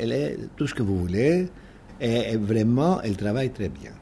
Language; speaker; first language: French; non-native, fluent; Greek